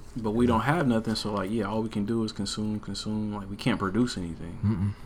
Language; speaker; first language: English; native; English